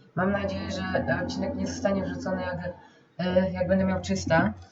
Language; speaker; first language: Polish; native; Polish